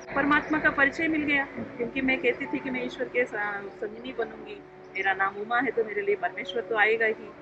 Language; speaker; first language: Hindi; non-native, local second language; Telugu